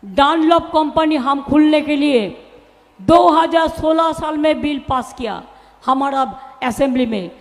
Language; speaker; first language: Hindi; non-native, local second language; Bangla